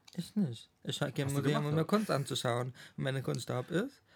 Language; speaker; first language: German; non-native, fluent; English